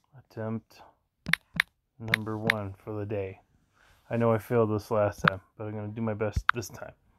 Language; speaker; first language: English; native; English